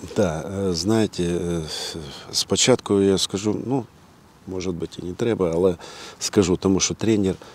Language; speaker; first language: Ukrainian; non-native, learner; Russian